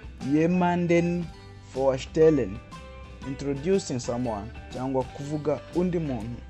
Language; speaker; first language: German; non-native, fluent; Kinyarwanda